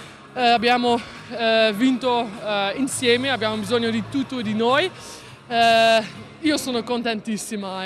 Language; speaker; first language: Italian; non-native, fluent; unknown